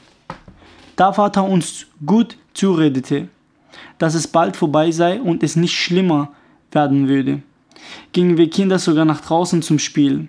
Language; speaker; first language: German; early bilingual, other home language; Kurdish